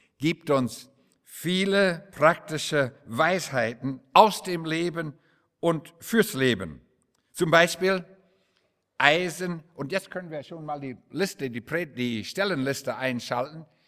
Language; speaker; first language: German; non-native, fluent; English